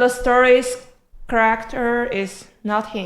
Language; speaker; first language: English; non-native, learner; Chinese